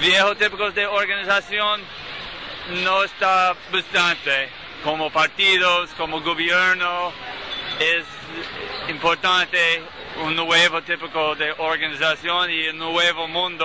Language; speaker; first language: Spanish; non-native, learner; English